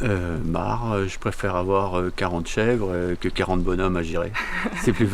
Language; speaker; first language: French; native; French